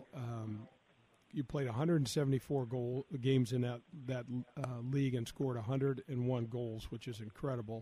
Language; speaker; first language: English; native; English